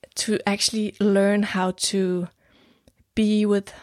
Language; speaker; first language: English; non-native, fluent; Danish